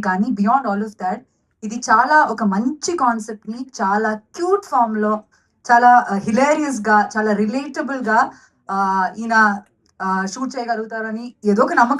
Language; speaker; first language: Telugu; non-native, fluent; Malayalam